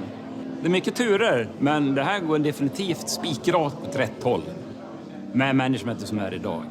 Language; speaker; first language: Swedish; native; Swedish